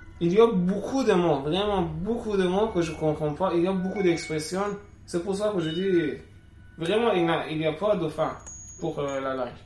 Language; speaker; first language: French; non-native, learner; Persian